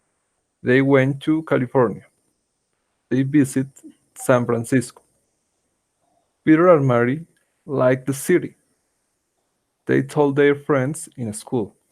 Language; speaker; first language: English; non-native, learner; Spanish